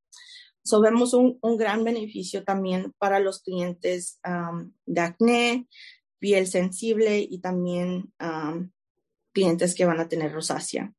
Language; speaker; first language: Spanish; early bilingual, heritage; Spanish